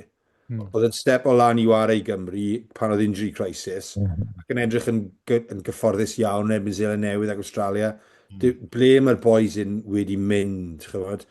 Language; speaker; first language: Welsh; native; Welsh